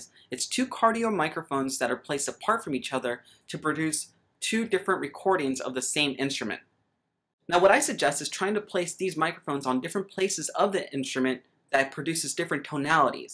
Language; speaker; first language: English; native; English